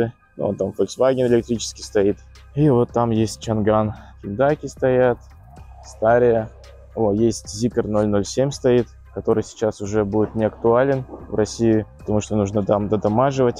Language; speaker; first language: Russian; native; Russian